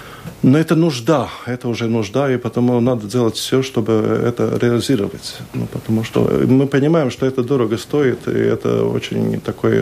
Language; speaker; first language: Russian; non-native, local second language; Latvian